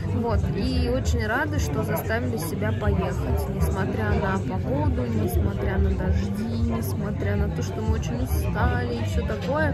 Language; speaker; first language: Russian; native; Russian